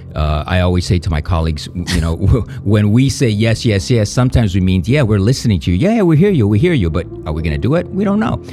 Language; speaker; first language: English; non-native, fluent; Spanish